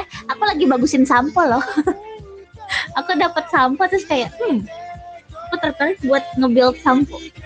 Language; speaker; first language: Indonesian; native; Indonesian